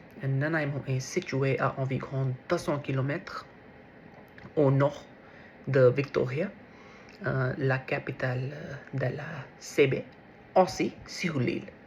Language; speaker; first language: French; non-native, learner; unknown